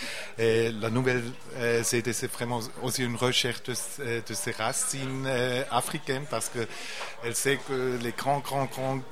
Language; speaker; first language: French; non-native, learner; Portuguese